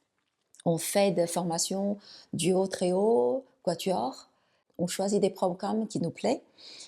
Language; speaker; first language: French; non-native, fluent; Chinese